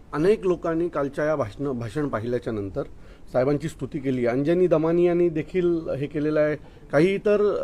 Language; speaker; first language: Marathi; native; Marathi